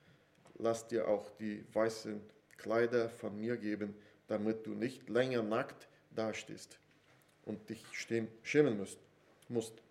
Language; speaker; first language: German; non-native, fluent; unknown